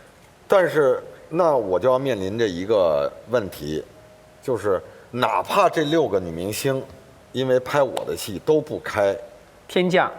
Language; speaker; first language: Chinese; native; Chinese